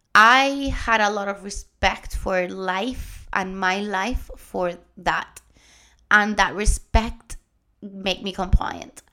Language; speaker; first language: English; non-native, fluent; Spanish